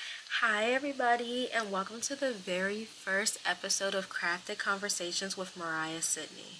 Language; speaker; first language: English; native; English